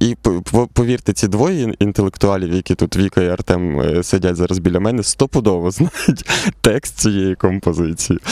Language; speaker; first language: Ukrainian; non-native, local second language; Russian